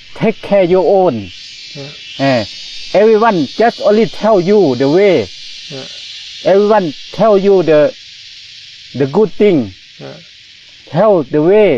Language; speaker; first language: English; non-native, learner; Thai